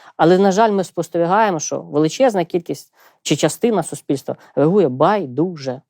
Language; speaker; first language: Ukrainian; native; Ukrainian